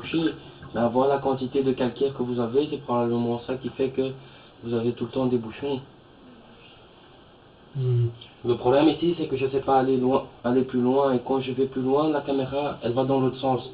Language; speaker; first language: French; native; French